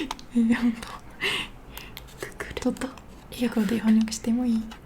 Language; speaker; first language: Japanese; non-native, learner; English